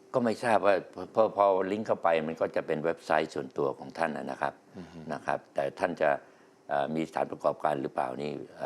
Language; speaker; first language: Thai; native; Thai